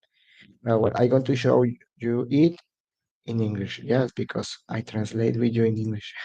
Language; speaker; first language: English; non-native, learner; Spanish